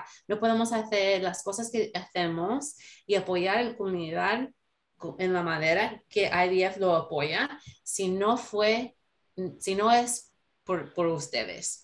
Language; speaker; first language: Spanish; non-native, learner; English